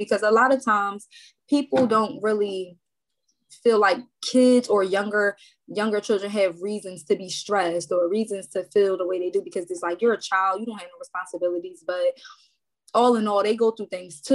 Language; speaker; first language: English; native; English